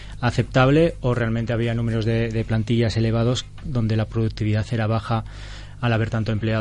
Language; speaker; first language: Spanish; native; Spanish